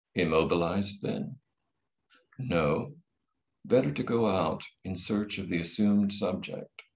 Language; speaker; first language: English; native; English